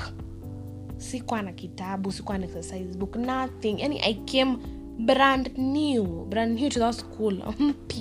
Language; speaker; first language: English; non-native, local second language; Swahili